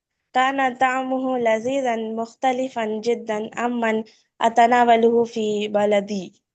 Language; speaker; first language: Arabic; non-native, learner; Urdu